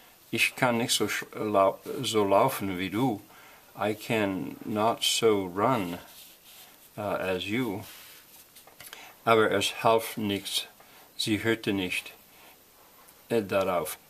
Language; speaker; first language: German; non-native, learner; English